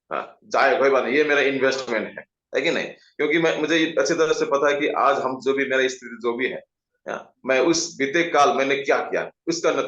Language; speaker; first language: Hindi; non-native, local second language; Nepali